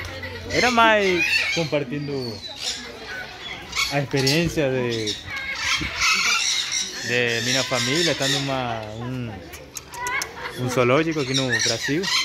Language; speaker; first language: Portuguese; non-native, learner; Spanish